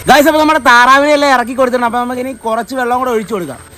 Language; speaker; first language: Malayalam; native; Malayalam